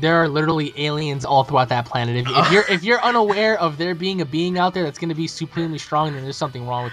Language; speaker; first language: English; native; English